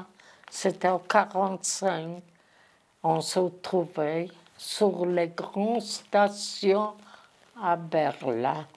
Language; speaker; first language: French; non-native, learner; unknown